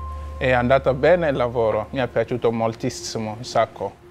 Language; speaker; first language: Italian; non-native, learner; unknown